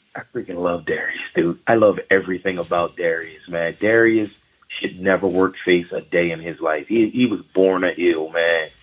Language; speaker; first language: English; native; English